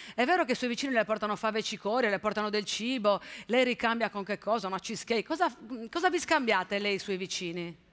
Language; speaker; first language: Italian; native; Italian